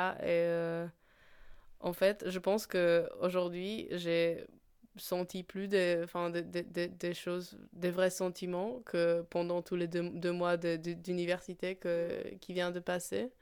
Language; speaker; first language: French; non-native, fluent; Polish